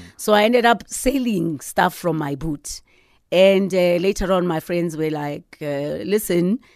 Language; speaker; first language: English; non-native, local second language; Southern Sotho